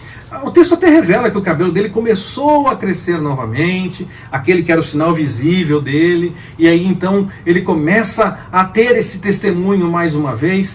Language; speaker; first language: Portuguese; native; Portuguese